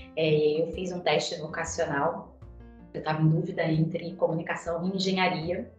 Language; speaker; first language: Portuguese; native; Portuguese